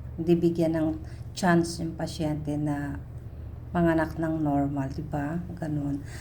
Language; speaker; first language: Filipino; native; Filipino